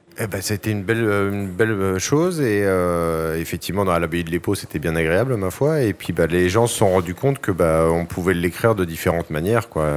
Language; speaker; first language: French; native; French